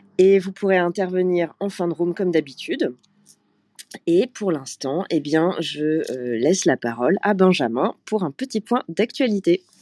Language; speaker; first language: French; native; French